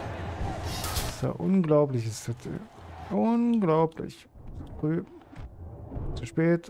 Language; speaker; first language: German; native; German